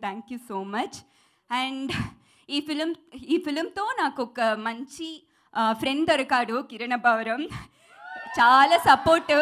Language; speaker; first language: Telugu; non-native, learner; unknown